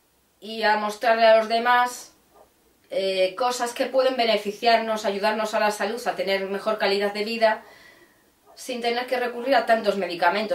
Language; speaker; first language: Spanish; native; Spanish